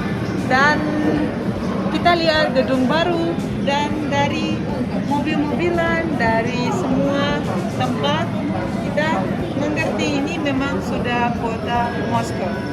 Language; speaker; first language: Indonesian; non-native, fluent; Russian